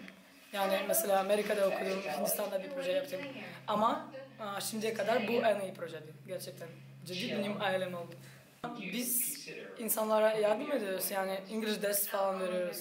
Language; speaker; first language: Turkish; non-native, fluent; Russian